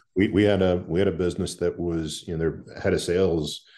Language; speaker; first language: English; native; English